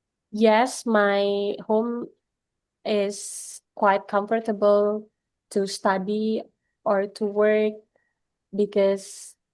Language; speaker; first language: English; non-native, learner; Indonesian